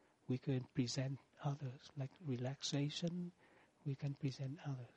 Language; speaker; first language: English; non-native, fluent; Vietnamese